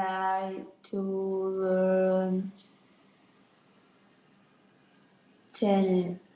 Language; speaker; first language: English; non-native, learner; Vietnamese